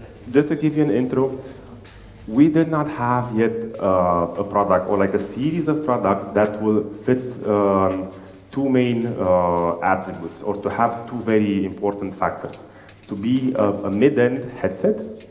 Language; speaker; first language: English; non-native, fluent; Romanian